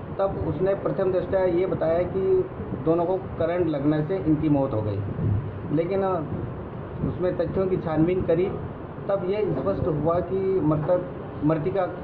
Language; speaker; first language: Hindi; native; Hindi